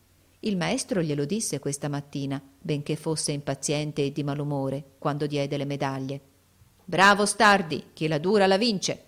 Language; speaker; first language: Italian; native; Italian